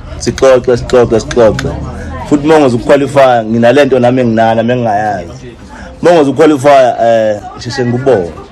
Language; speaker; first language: Zulu; native; Zulu